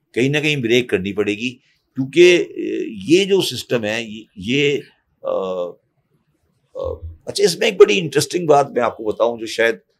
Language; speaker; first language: Urdu; native; Urdu